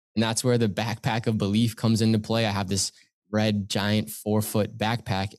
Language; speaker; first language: English; native; English